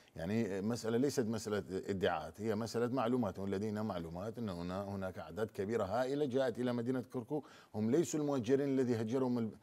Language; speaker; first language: Arabic; non-native, local second language; Turkmen